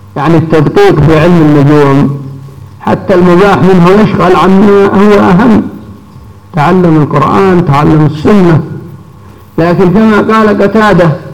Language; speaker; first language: Arabic; native; Arabic